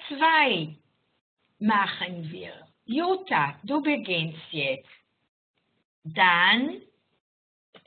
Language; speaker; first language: German; non-native, fluent; Hebrew